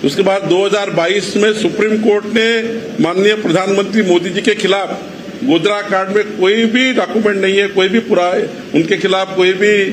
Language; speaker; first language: Hindi; non-native, local second language; Marathi